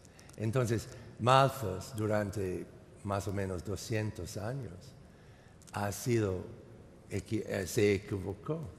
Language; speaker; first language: Spanish; non-native, fluent; English